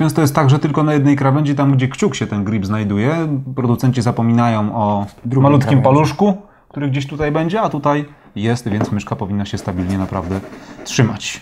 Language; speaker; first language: Polish; native; Polish